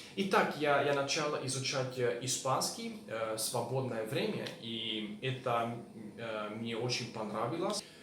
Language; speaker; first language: Russian; non-native, learner; Hungarian